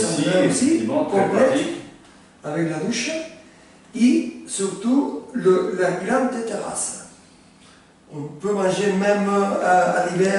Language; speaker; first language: French; non-native, learner; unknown